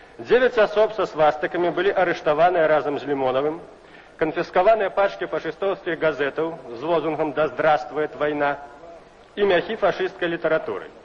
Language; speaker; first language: Belarusian; native; Belarusian